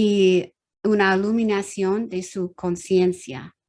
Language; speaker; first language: Spanish; non-native, learner; English